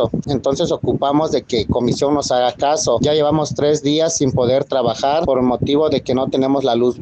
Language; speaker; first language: Spanish; native; Spanish